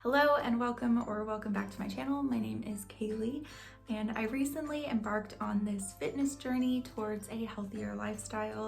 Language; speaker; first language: English; native; English